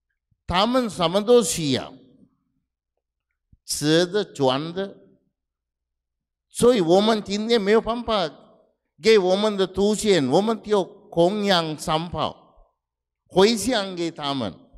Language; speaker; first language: Chinese; non-native, fluent; Sinhala